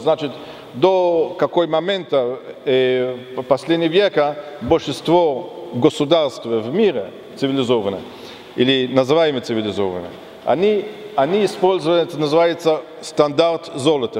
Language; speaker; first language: Russian; non-native, fluent; German